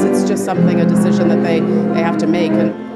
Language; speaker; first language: English; native; English